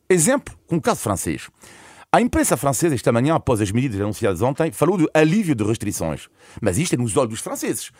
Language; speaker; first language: Portuguese; non-native, fluent; French